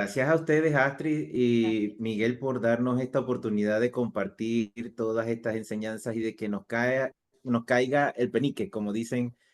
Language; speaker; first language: Spanish; native; Spanish